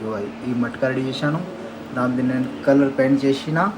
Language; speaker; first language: Telugu; non-native, local second language; Hindi